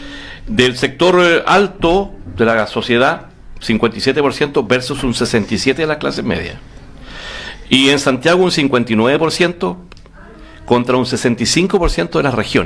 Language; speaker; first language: Spanish; native; Spanish